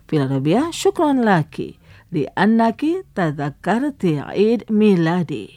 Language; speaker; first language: Arabic; non-native, fluent; Indonesian